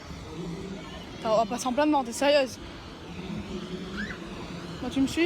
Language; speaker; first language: French; native; French